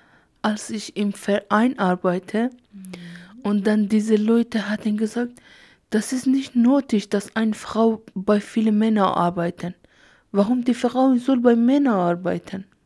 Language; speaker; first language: German; non-native, learner; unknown